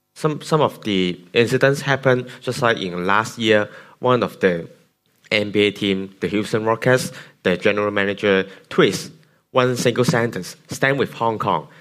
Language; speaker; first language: English; non-native, local second language; Cantonese